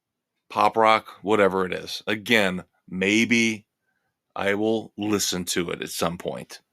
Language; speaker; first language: English; native; English